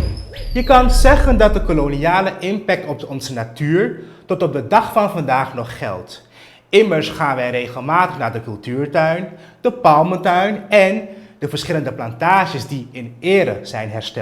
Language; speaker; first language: Dutch; native; Dutch